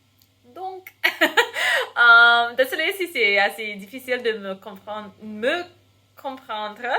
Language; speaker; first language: French; non-native, fluent; English